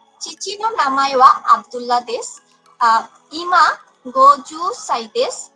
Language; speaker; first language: Japanese; non-native, learner; Bangla